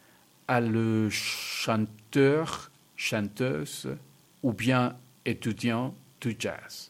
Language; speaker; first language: French; non-native, fluent; Spanish